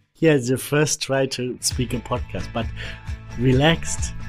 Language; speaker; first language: English; non-native, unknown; German